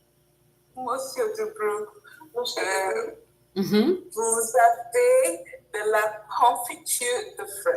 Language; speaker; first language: French; non-native, learner; English